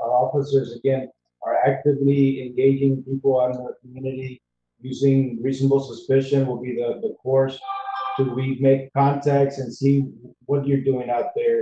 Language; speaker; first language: English; early bilingual, other home language; Spanish